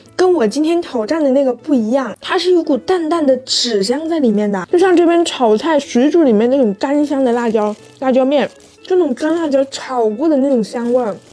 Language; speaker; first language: Chinese; non-native, local second language; Cantonese